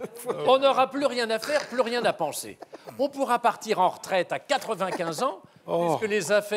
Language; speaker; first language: French; native; French